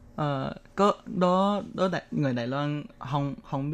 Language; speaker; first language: Vietnamese; early bilingual, heritage; Chinese